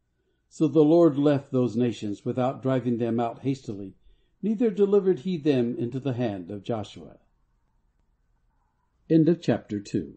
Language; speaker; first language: English; native; English